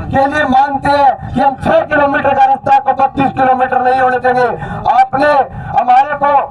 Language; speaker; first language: Hindi; native; Hindi